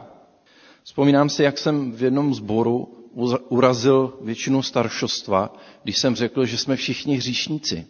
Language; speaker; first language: Czech; native; Czech